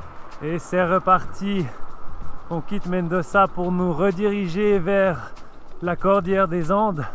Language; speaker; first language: French; native; French